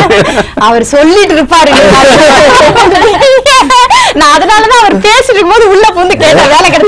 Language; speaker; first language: Tamil; native; Tamil